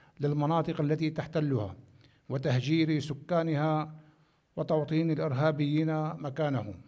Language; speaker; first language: Arabic; native; Arabic